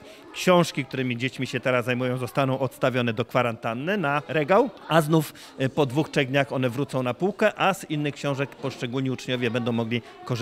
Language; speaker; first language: Polish; native; Polish